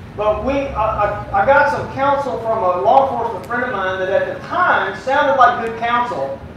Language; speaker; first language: English; native; English